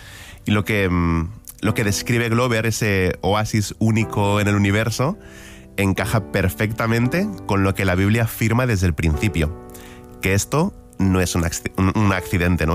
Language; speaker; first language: Spanish; native; Spanish